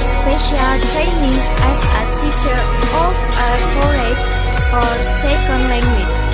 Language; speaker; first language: English; non-native, learner; Indonesian